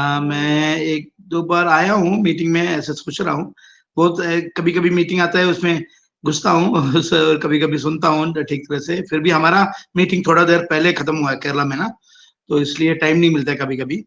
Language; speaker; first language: Hindi; non-native, local second language; Malayalam